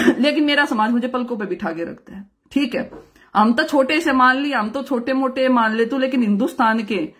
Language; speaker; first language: Hindi; native; Hindi